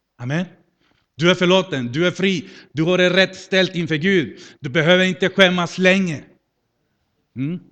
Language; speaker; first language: Swedish; non-native, fluent; Spanish